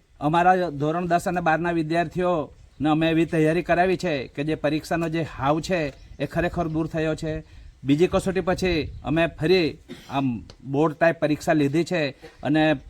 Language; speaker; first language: Gujarati; non-native, local second language; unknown